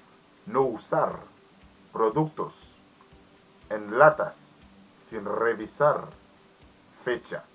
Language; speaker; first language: Spanish; non-native, learner; Haitian Creole